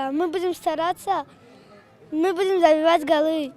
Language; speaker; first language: Russian; non-native, local second language; Tajik